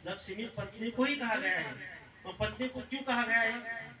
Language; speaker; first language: Hindi; non-native, local second language; Marathi